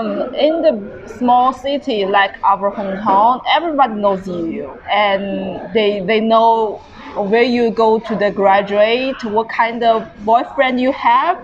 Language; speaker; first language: English; non-native, learner; Chinese